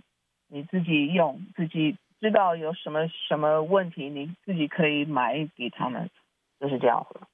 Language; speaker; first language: Chinese; early bilingual, heritage; Chinese